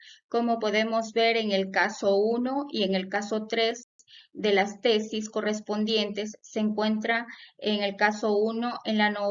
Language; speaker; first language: Spanish; native; Spanish